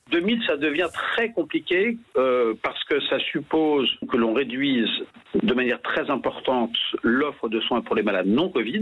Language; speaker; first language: French; native; French